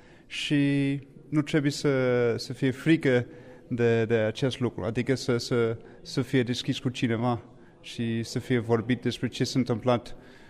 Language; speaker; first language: Romanian; non-native, fluent; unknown